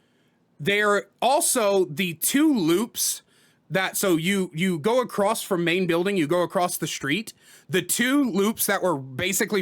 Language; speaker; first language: English; native; English